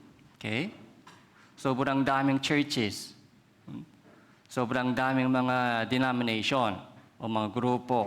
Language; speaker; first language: Filipino; non-native, fluent; Korean